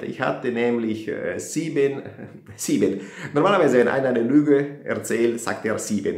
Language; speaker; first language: German; non-native, fluent; Italian